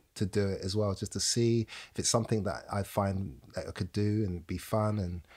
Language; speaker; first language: English; native; English